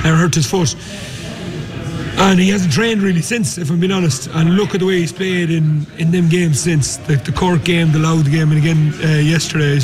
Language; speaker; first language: English; native; English